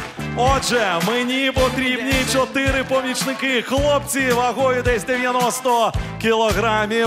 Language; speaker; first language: Ukrainian; native; Ukrainian